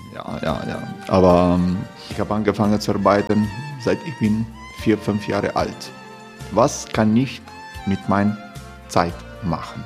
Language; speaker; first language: German; non-native, learner; Croatian